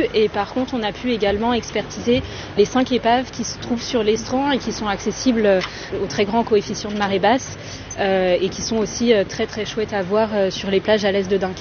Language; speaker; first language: French; native; French